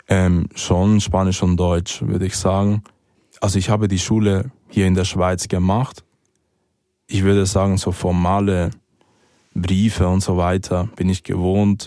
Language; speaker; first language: German; early bilingual, other home language; Spanish